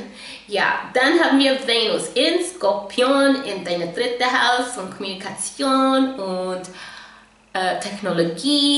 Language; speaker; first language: German; non-native, fluent; English